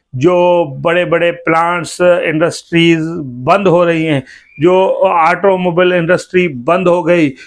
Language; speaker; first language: Urdu; native; Urdu